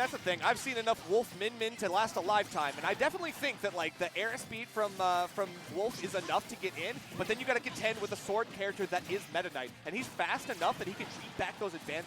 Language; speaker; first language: English; native; English